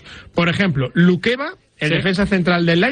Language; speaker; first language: Spanish; native; Spanish